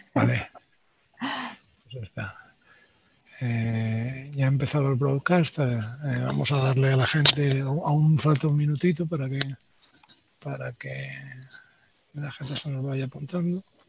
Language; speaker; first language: Spanish; native; Spanish